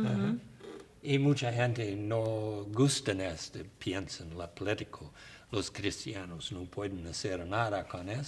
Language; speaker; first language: Spanish; non-native, learner; English